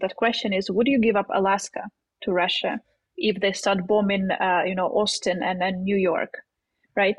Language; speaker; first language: English; non-native, fluent; Ukrainian